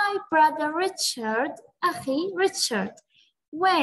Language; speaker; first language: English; non-native, fluent; Arabic